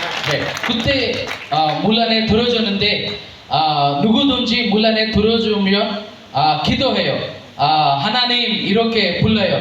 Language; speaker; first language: Korean; non-native, learner; Telugu